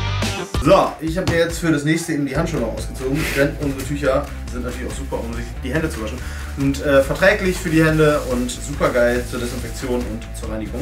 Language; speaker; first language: German; native; German